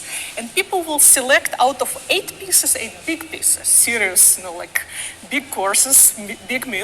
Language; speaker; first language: English; non-native, fluent; Russian